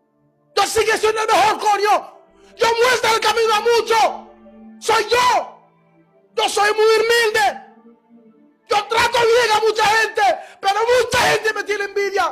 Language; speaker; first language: Spanish; non-native, fluent; Haitian Creole